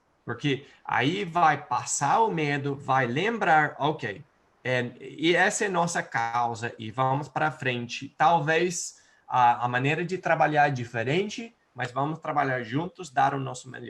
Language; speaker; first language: Portuguese; non-native, fluent; English